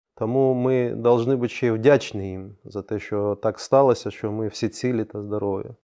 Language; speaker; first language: Ukrainian; non-native, local second language; Crimean Tatar